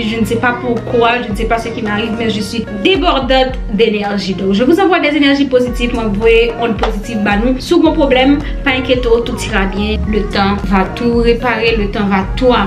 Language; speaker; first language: French; non-native, local second language; Haitian Creole